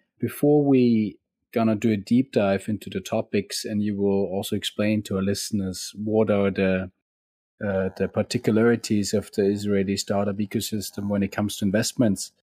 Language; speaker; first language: English; non-native, fluent; German